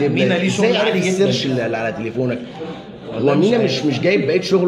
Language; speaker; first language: Arabic; native; Arabic